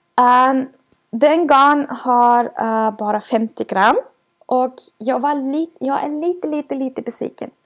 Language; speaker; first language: Swedish; non-native, fluent; German